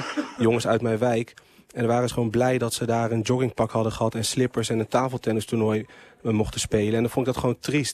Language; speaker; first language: Dutch; native; Dutch